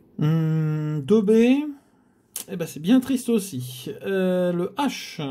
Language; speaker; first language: French; native; French